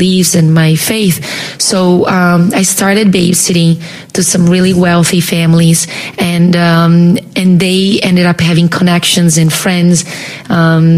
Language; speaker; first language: English; non-native, fluent; Portuguese